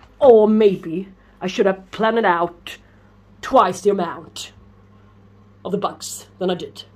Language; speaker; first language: English; non-native, fluent; Swedish